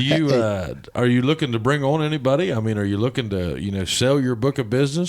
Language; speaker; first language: English; native; English